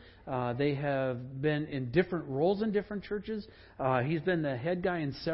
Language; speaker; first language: English; native; English